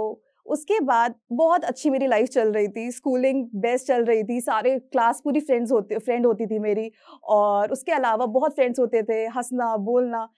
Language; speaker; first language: Hindi; native; Hindi